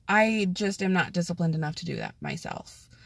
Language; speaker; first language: English; native; English